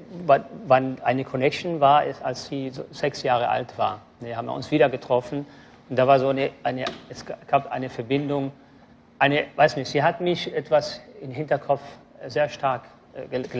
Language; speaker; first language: German; non-native, fluent; English